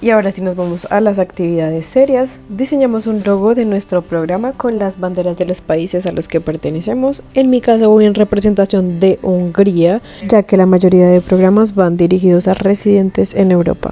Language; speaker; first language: Spanish; native; Spanish